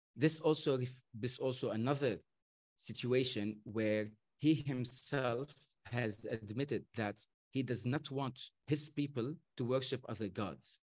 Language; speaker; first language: English; non-native, fluent; Arabic